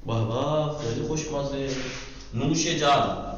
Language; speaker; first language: Persian; non-native, fluent; Urdu